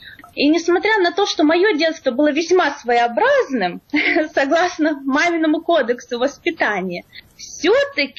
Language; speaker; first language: Russian; native; Russian